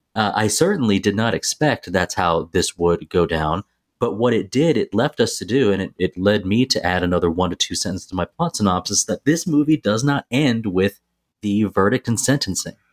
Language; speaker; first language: English; native; English